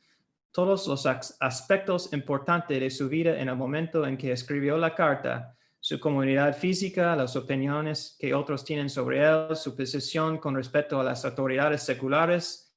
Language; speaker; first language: Spanish; non-native, fluent; English